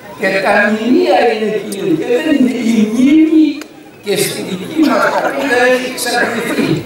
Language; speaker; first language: Greek; native; Greek